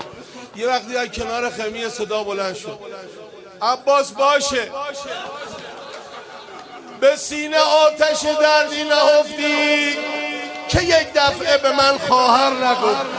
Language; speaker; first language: Persian; native; Persian